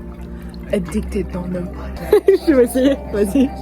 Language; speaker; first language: French; native; French